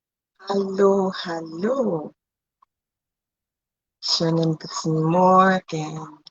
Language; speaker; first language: German; non-native, fluent; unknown